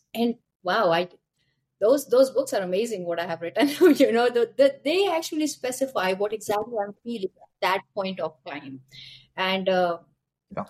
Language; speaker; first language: English; non-native, local second language; Hindi